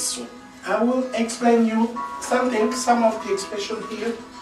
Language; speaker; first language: English; non-native, fluent; Lingala